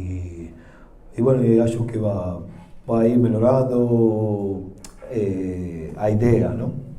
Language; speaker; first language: Portuguese; non-native, learner; Spanish